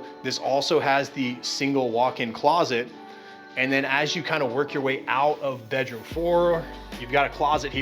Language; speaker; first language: English; native; English